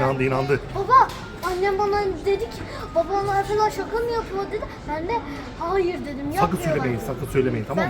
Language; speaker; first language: Turkish; native; Turkish